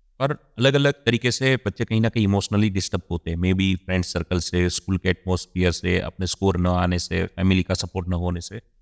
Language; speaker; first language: Hindi; non-native, local second language; Gujarati